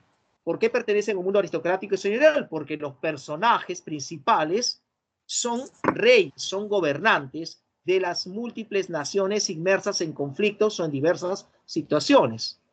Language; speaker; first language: Spanish; native; Spanish